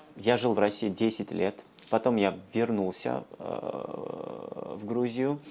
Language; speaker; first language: Russian; non-native, local second language; Georgian